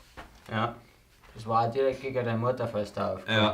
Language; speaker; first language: German; native; German